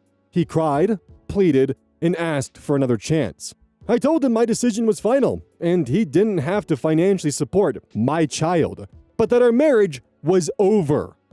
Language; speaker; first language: English; native; English